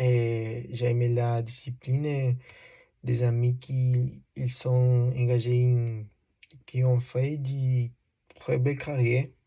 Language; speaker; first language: French; non-native, learner; Spanish